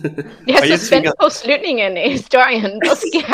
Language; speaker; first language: Danish; non-native, fluent; English